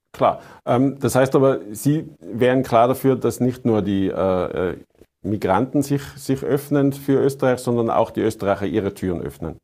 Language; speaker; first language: German; native; German